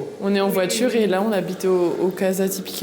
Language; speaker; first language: French; native; French